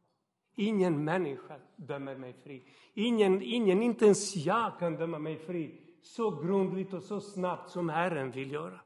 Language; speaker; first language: Swedish; non-native, fluent; Serbian